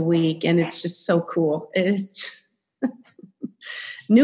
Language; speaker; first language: English; non-native, fluent; Swedish